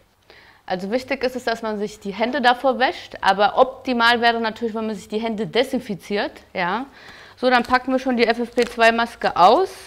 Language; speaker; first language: German; native; German